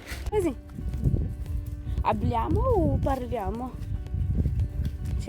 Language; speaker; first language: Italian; non-native, learner; Malagasy